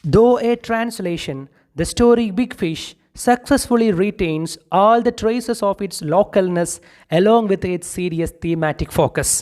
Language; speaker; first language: English; non-native, local second language; Malayalam